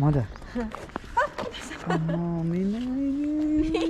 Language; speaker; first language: Japanese; non-native, fluent; Indonesian